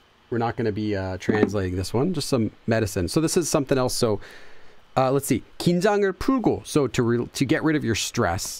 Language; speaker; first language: English; native; English